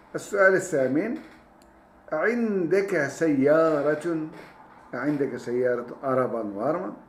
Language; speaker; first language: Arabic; non-native, fluent; Turkish